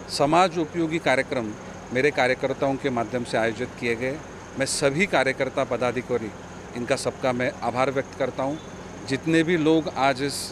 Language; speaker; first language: Hindi; non-native, local second language; Marathi